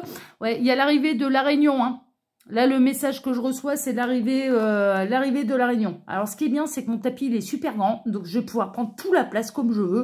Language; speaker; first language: French; native; French